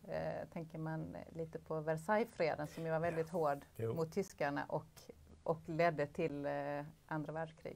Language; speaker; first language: Swedish; native; Swedish